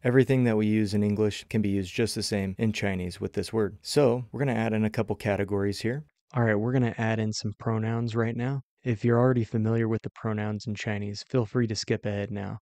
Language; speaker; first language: English; native; English